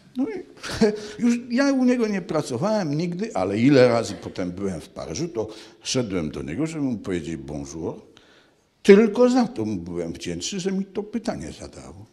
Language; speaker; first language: Polish; native; Polish